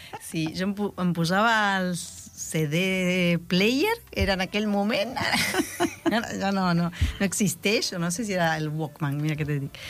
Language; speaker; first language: Catalan; non-native, fluent; Spanish